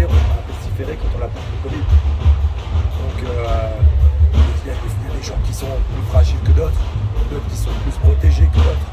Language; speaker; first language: French; native; French